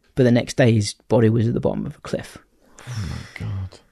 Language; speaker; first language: English; native; English